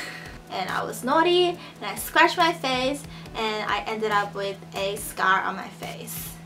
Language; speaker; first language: English; early bilingual, other home language; Chinese